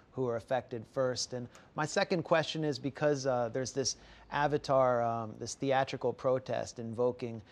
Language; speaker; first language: English; native; English